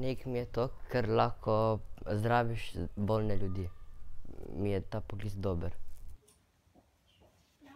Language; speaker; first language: Slovenian; early bilingual, other home language; Chinese